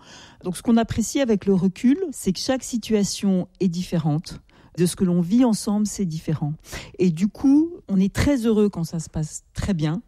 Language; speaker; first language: French; native; French